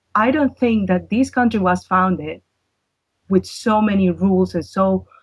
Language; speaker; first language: English; non-native, fluent; Spanish